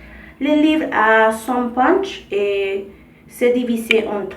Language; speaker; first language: French; non-native, learner; Spanish